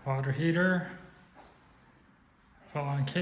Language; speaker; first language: English; native; English